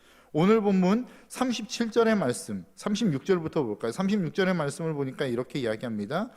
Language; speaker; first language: Korean; native; Korean